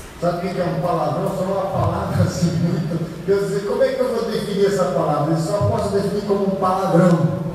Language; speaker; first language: Portuguese; native; Portuguese